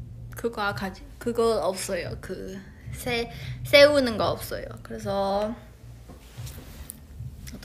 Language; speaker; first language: Korean; non-native, learner; Chinese